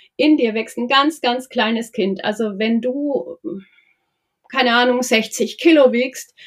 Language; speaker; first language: German; native; German